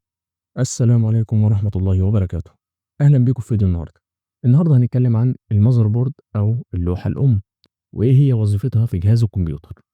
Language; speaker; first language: Arabic; native; Arabic